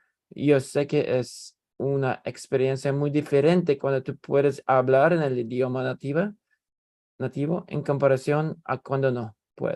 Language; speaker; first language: Spanish; non-native, learner; English